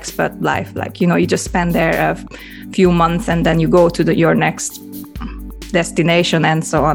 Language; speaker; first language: English; non-native, fluent; Hungarian